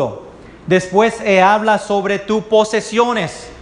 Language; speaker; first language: Spanish; early bilingual, heritage; Spanish